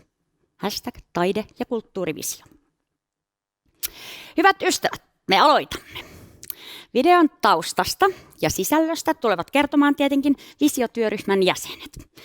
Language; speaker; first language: Finnish; native; Finnish